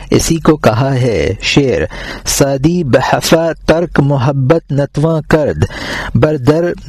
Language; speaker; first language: Urdu; native; Urdu